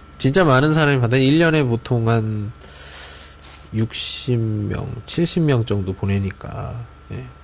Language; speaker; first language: Korean; native; Korean